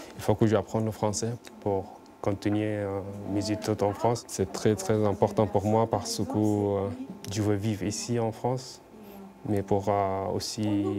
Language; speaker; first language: French; non-native, fluent; Arabic